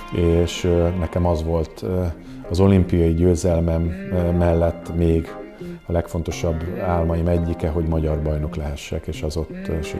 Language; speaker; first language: Hungarian; native; Hungarian